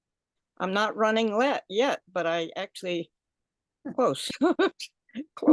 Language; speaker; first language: English; native; English